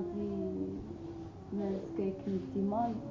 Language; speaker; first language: Dutch; non-native, learner; Arabic